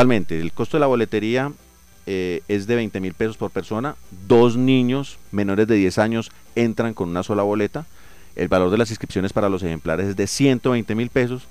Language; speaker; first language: Spanish; native; Spanish